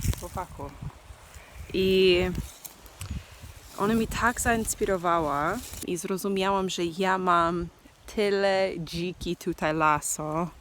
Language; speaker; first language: Polish; non-native, learner; English